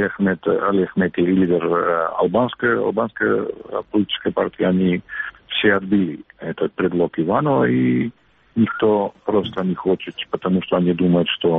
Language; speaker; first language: Russian; non-native, learner; Macedonian